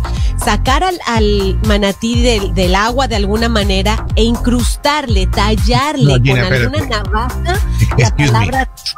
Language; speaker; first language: Spanish; native; Spanish